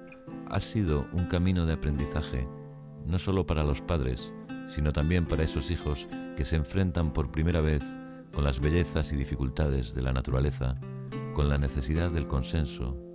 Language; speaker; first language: Spanish; native; Spanish